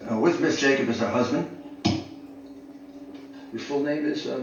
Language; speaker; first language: English; native; English